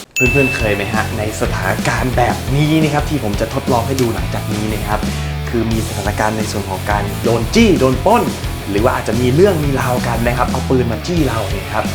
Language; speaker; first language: Thai; native; Thai